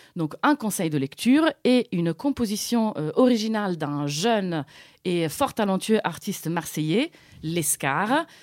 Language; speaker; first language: French; non-native, fluent; Italian